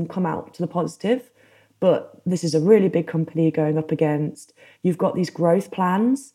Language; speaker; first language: English; native; English